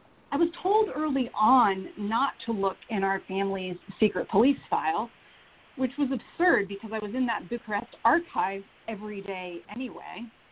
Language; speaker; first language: English; native; English